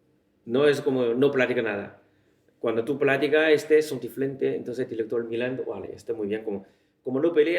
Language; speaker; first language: Spanish; non-native, learner; Chinese